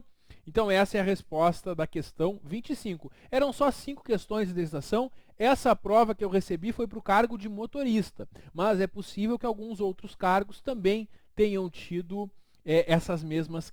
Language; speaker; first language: Portuguese; native; Portuguese